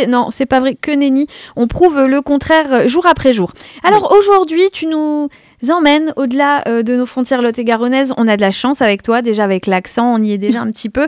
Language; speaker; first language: French; native; French